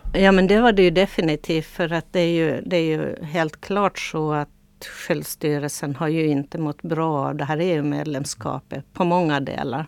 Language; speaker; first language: Swedish; native; Swedish